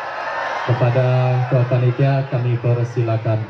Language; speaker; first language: Indonesian; native; Indonesian